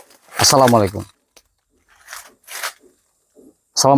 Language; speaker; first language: Indonesian; native; Indonesian